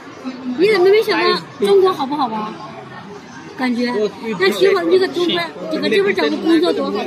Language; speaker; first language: Chinese; native; Chinese